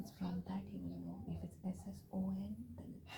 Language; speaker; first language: English; non-native, learner; Thai